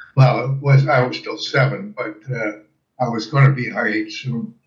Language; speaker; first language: English; early bilingual, other home language; German